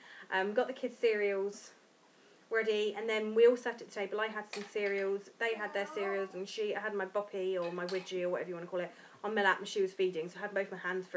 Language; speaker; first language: English; native; English